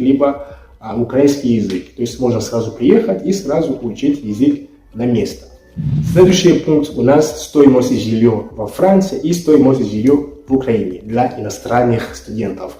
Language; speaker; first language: Russian; non-native, fluent; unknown